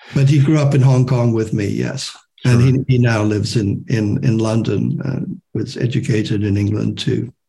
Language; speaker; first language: English; non-native, local second language; German